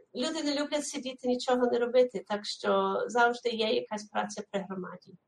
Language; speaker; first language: Ukrainian; early bilingual, heritage; Ukrainian